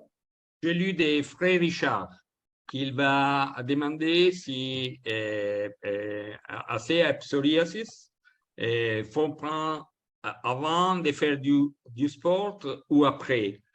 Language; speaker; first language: French; non-native, learner; Italian